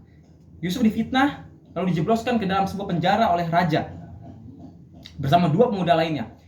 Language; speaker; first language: Indonesian; native; Indonesian